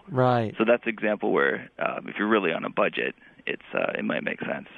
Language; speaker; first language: English; native; English